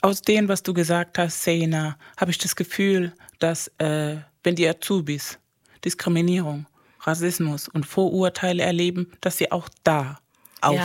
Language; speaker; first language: German; non-native, fluent; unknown